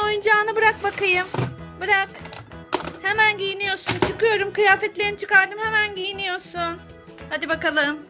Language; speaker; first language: Turkish; native; Turkish